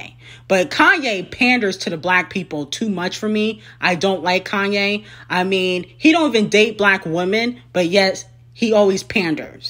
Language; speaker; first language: English; native; English